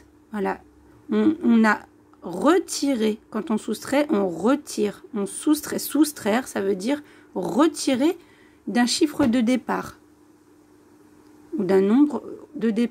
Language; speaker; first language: French; native; French